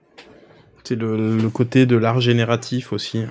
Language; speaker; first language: French; native; French